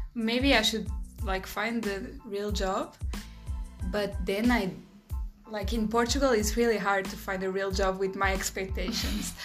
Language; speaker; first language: English; non-native, fluent; Portuguese